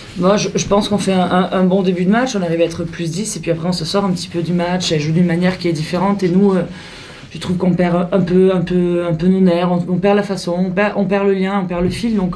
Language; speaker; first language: French; native; French